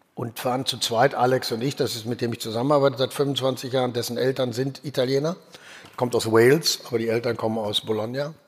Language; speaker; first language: German; native; German